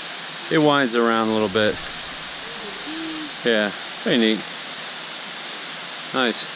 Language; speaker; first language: English; native; English